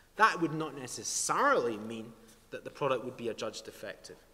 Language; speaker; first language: English; native; English